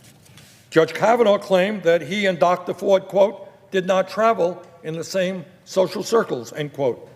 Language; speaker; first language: English; native; English